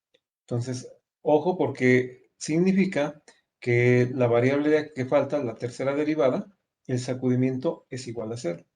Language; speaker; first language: Spanish; native; Spanish